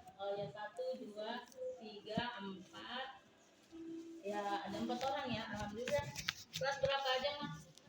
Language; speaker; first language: Indonesian; non-native, local second language; Sundanese